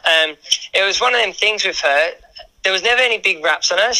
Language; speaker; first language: English; native; English